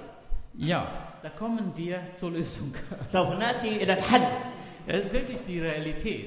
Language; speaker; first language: German; non-native, fluent; Arabic